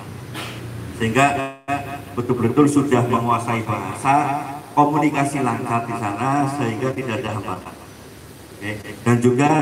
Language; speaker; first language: Indonesian; native; Indonesian